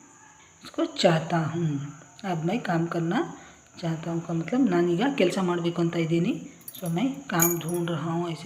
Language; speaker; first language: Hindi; non-native, local second language; Kannada